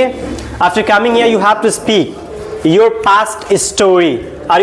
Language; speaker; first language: English; non-native, local second language; Hindi